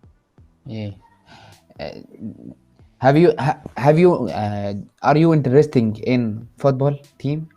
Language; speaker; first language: English; non-native, learner; Arabic